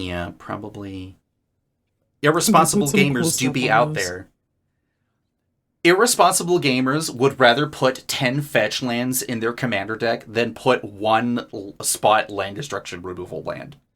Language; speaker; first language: English; native; English